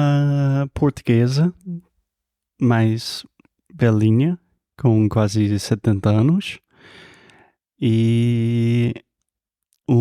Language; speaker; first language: Portuguese; non-native, fluent; English